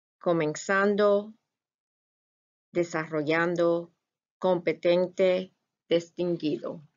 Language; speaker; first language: Spanish; non-native, fluent; English